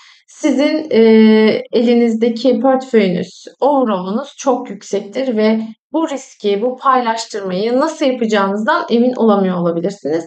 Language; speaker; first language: Turkish; native; Turkish